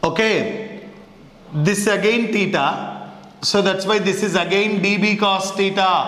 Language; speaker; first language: English; non-native, local second language; Kannada